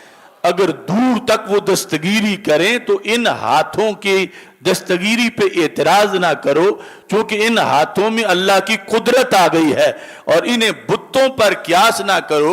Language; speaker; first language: Urdu; native; Urdu